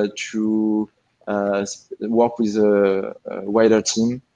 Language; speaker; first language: English; non-native, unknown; French